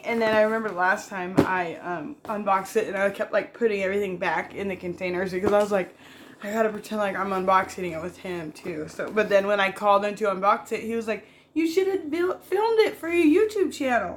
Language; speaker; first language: English; native; English